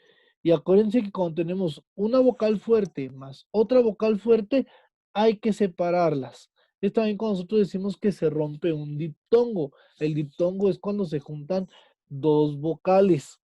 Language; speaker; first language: Spanish; native; Spanish